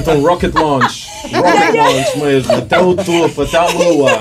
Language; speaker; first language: Portuguese; native; Portuguese